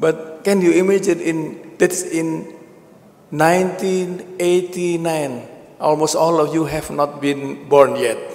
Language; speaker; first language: English; non-native, learner; Indonesian